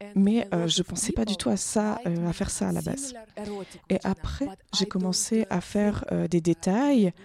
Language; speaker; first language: French; non-native, fluent; Ukrainian